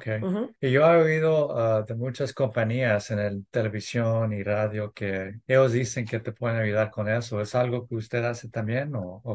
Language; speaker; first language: Spanish; early bilingual, heritage; English